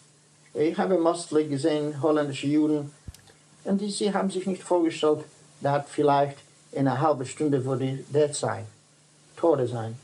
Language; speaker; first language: German; non-native, learner; Dutch